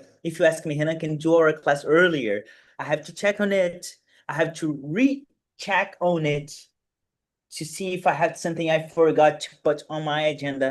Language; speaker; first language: English; non-native, fluent; Portuguese